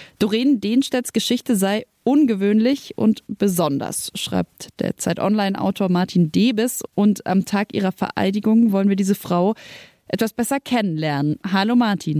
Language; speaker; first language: German; native; German